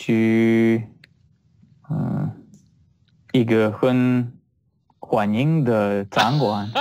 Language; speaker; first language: Chinese; non-native, learner; French